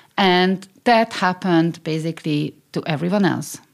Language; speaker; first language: English; non-native, fluent; Hungarian